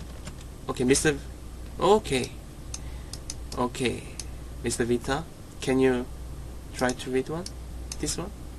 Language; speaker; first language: English; non-native, learner; Korean